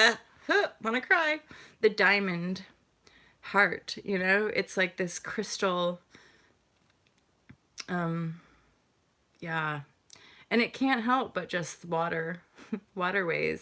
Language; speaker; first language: English; native; English